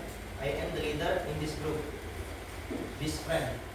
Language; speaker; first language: English; non-native, learner; Indonesian